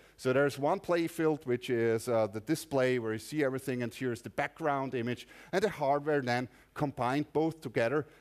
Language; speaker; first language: English; non-native, fluent; German